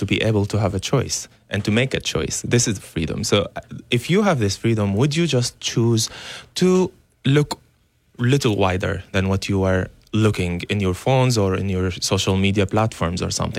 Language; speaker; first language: English; non-native, fluent; Arabic